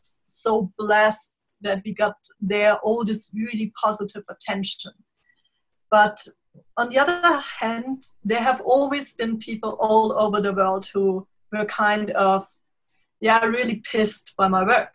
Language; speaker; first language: English; non-native, fluent; German